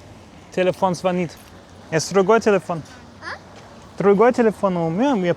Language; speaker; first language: Russian; non-native, learner; German